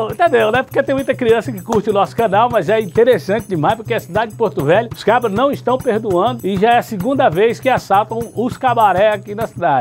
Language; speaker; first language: Portuguese; native; Portuguese